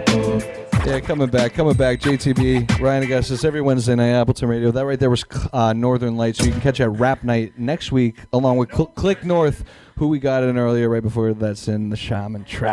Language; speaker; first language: English; native; English